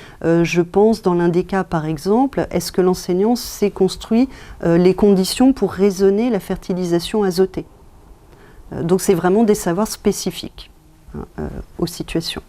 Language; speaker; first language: French; native; French